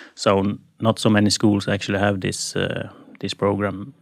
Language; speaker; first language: English; non-native, fluent; Swedish